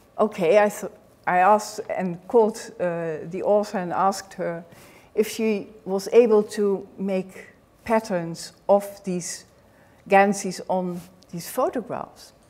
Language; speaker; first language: English; non-native, fluent; Dutch